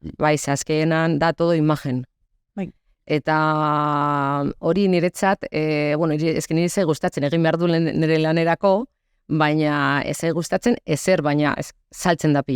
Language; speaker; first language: Basque; non-native, local second language; Spanish